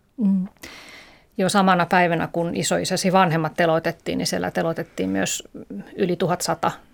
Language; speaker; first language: Finnish; native; Finnish